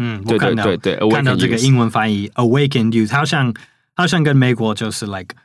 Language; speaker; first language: Chinese; non-native, fluent; English